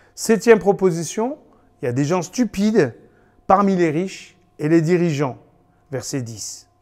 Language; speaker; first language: French; native; French